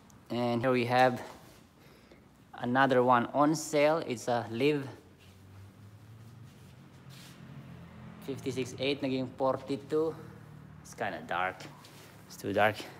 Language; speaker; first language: English; non-native, local second language; Filipino